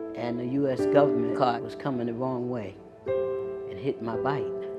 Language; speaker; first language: English; native; English